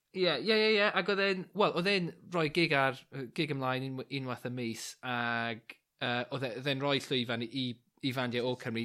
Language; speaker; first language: Welsh; non-native, local second language; English